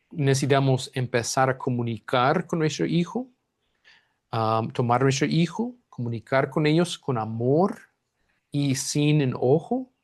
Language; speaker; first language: Spanish; non-native, fluent; English